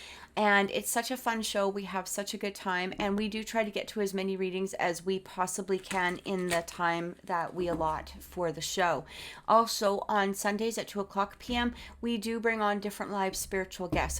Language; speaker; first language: English; native; English